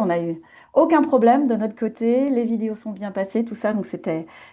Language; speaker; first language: French; native; French